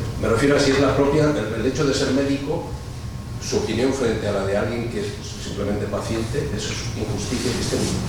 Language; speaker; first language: Spanish; native; Spanish